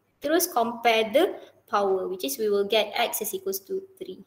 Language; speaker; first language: English; non-native, local second language; Malay